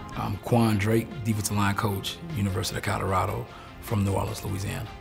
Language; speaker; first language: English; native; English